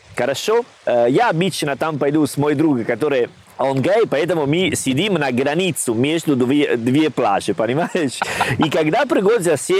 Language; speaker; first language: Russian; non-native, learner; Italian